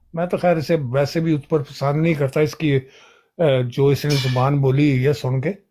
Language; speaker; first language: Urdu; non-native, local second language; Punjabi